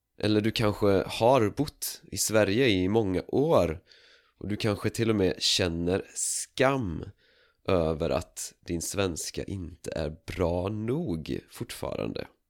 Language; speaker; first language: Swedish; native; Swedish